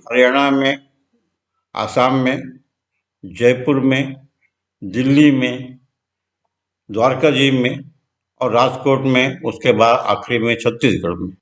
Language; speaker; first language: Hindi; non-native, local second language; Telugu